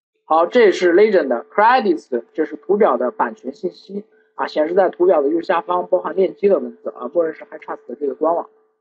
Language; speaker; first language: Chinese; native; Chinese